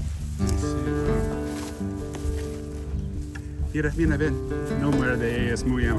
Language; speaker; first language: Spanish; non-native, learner; English